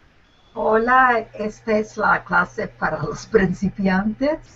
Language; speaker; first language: Spanish; non-native, learner; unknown